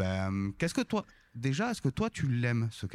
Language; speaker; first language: French; native; French